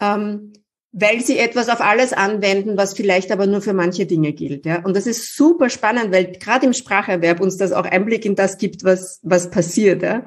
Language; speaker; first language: German; native; German